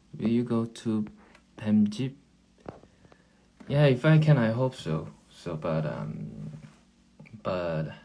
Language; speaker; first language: English; non-native, learner; Korean